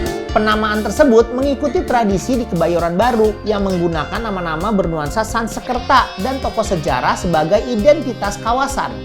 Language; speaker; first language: Indonesian; native; Indonesian